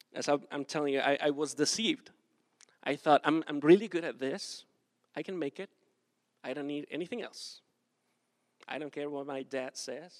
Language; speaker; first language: English; non-native, fluent; Spanish